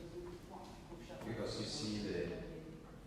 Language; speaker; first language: English; non-native, learner; Russian